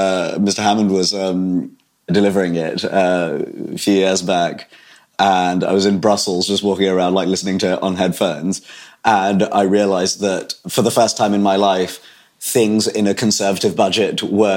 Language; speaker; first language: English; native; English